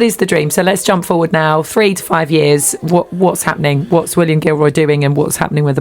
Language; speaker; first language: English; native; English